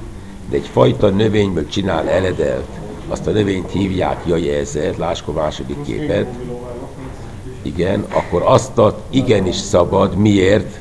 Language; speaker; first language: Hungarian; non-native, fluent; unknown